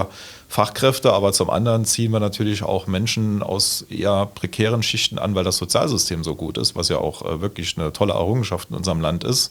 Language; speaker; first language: German; native; German